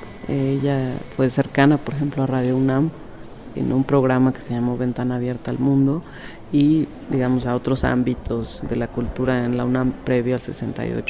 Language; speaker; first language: Spanish; native; Spanish